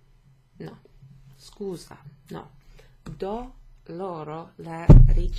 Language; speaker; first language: Italian; non-native, fluent; English